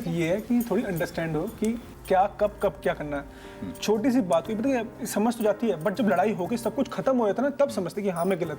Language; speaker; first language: Hindi; native; Hindi